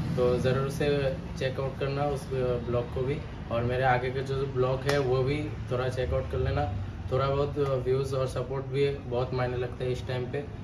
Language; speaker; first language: Hindi; native; Hindi